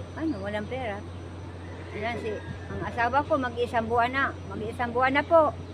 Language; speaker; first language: Filipino; non-native, local second language; Bikol